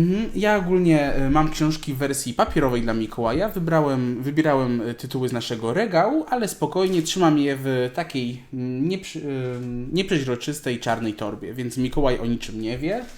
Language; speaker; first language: Polish; native; Polish